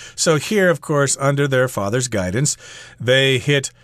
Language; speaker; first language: English; native; English